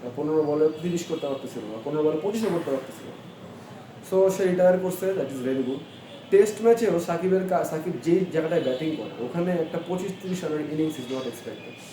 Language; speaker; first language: Bangla; native; Bangla